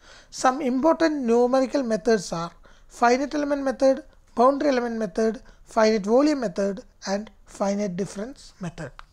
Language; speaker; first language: English; non-native, local second language; Malayalam